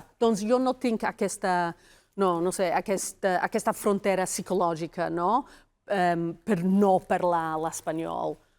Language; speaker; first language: Catalan; non-native, fluent; Welsh